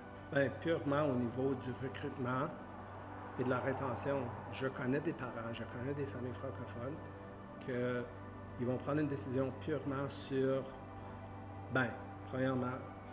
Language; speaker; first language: French; native; French